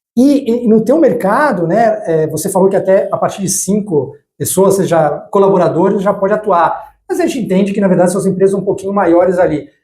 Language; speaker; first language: Portuguese; native; Portuguese